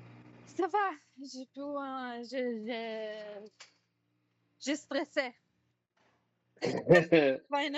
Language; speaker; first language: French; non-native, learner; Hebrew